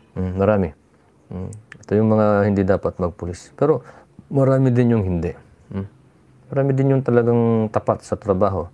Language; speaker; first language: Filipino; non-native, local second language; Iloko